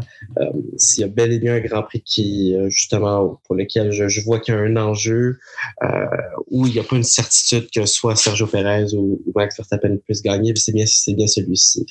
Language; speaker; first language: French; native; French